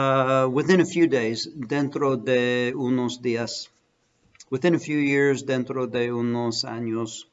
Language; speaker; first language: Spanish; non-native, fluent; English